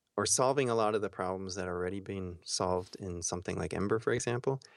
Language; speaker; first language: English; early bilingual, heritage; German